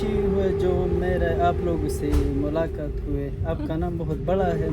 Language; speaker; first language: Hindi; non-native, learner; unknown